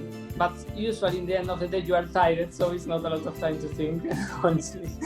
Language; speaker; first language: English; non-native, fluent; Spanish